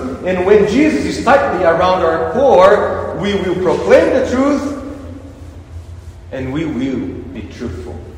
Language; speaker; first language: English; non-native, fluent; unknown